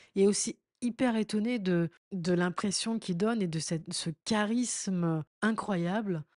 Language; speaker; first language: French; native; French